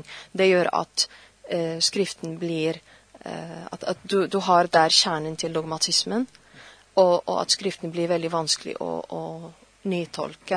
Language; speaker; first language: Norwegian; non-native, fluent; Arabic